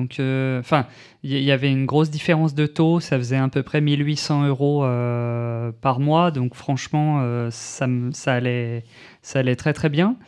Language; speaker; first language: French; native; French